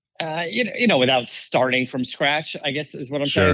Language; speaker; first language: English; native; English